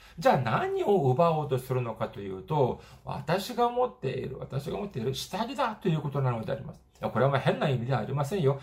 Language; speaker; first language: Japanese; non-native, fluent; Korean